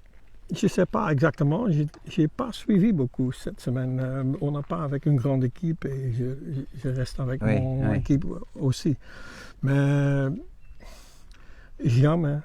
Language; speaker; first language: French; non-native, learner; Dutch